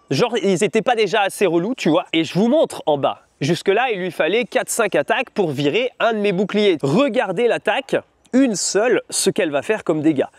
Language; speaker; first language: French; native; French